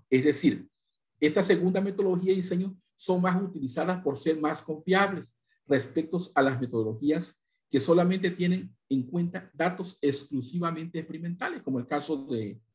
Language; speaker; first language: Spanish; native; Spanish